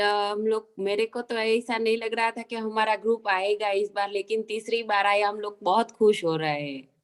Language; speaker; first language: Hindi; non-native, local second language; Gujarati